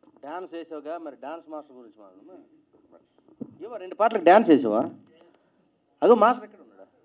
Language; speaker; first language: Telugu; native; Telugu